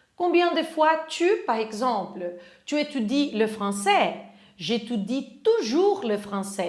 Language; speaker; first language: French; non-native, fluent; Portuguese